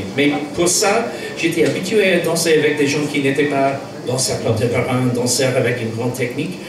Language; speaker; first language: French; non-native, fluent; English